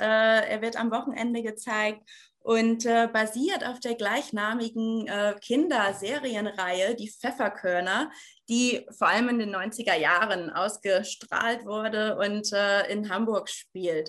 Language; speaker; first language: German; native; German